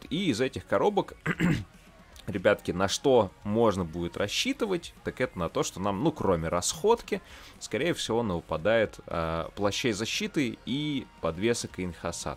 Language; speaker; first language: Russian; native; Russian